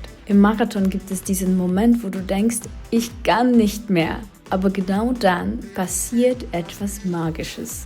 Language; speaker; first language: German; non-native, fluent; Russian